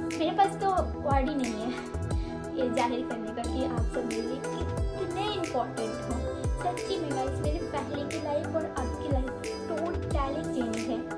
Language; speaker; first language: Hindi; non-native, local second language; Bangla